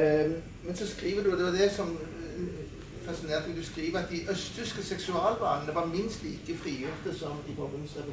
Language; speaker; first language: Norwegian; native; Norwegian